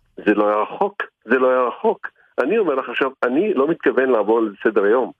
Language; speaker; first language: Hebrew; non-native, local second language; Arabic